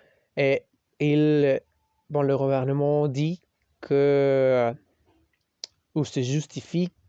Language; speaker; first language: French; non-native, learner; Spanish